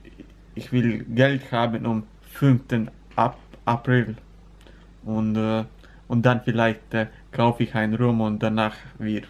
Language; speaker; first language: German; non-native, learner; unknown